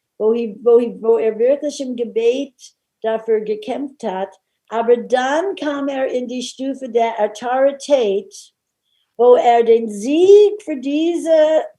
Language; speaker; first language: German; non-native, fluent; English